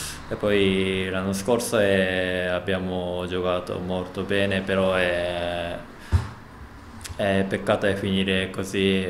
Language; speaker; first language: Italian; non-native, learner; Japanese